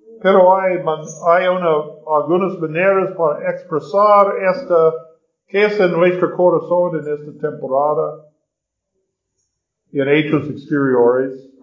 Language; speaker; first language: Spanish; non-native, learner; English